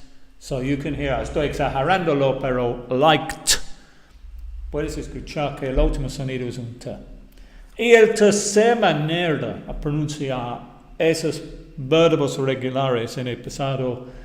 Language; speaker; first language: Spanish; non-native, fluent; English